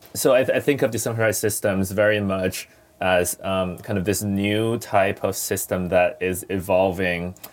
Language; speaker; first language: English; non-native, fluent; Chinese